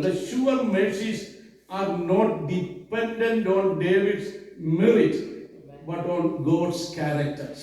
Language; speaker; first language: English; non-native, local second language; Malayalam